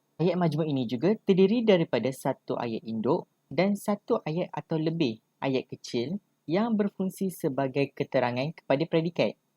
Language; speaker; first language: Malay; native; Malay